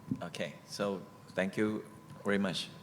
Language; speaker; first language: English; non-native, learner; Thai